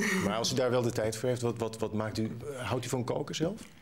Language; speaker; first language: Dutch; native; Dutch